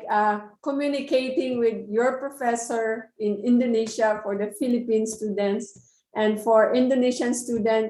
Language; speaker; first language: English; non-native, local second language; Filipino